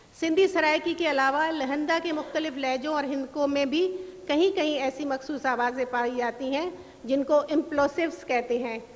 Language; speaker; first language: Urdu; non-native, local second language; Sindhi